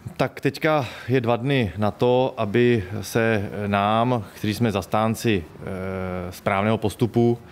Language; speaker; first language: Czech; native; Czech